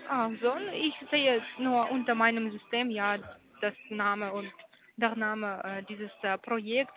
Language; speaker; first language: German; non-native, learner; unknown